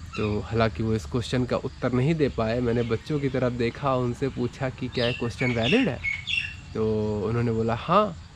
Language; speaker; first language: Hindi; native; Hindi